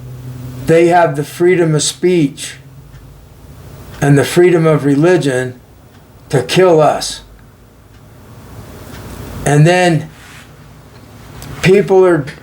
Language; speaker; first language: English; native; English